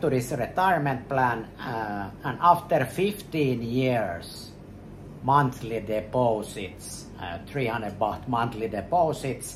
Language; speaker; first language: English; non-native, fluent; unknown